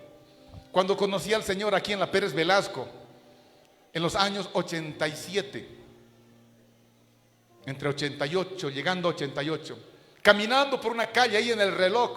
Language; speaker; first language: Spanish; native; Spanish